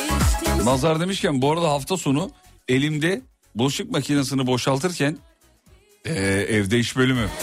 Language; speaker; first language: Turkish; native; Turkish